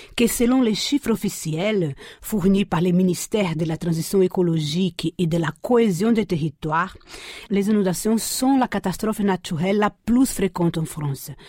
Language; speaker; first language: French; non-native, fluent; Portuguese